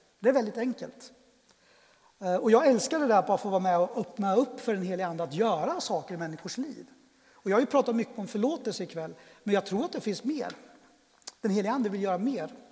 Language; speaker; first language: Swedish; native; Swedish